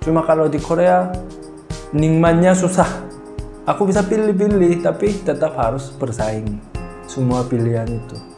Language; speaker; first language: Indonesian; non-native, fluent; Korean